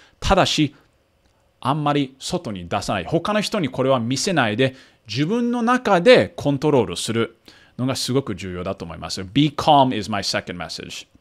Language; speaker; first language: Japanese; early bilingual, heritage; Japanese